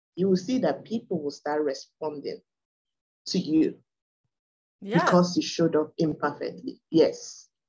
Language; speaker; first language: English; non-native, local second language; Igbo